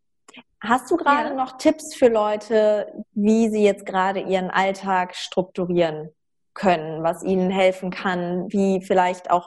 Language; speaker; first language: German; native; German